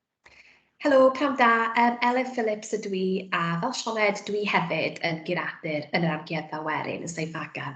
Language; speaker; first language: Welsh; native; Welsh